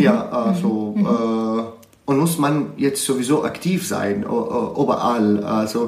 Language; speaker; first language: German; non-native, learner; Arabic